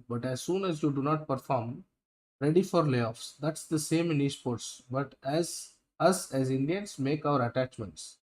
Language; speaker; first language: English; non-native, local second language; Hindi